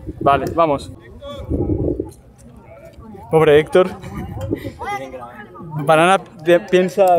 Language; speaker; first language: Spanish; native; Spanish